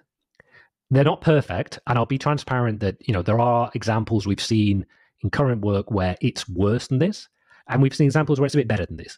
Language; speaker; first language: English; native; English